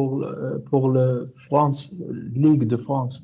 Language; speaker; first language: French; non-native, learner; Arabic